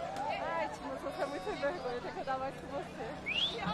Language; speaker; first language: Portuguese; native; Portuguese